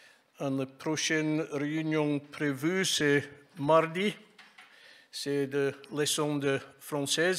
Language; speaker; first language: French; non-native, fluent; English